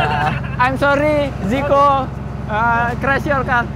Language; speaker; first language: English; non-native, learner; Indonesian